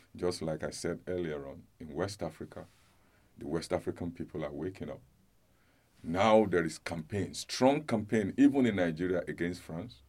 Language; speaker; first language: English; non-native, local second language; Yoruba